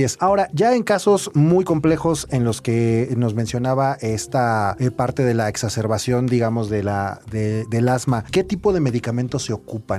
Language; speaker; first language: Spanish; native; Spanish